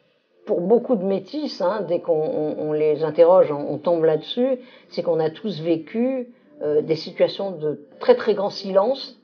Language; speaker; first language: French; native; French